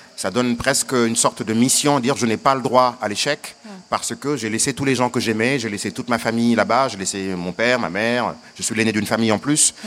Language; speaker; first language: French; non-native, local second language; Wolof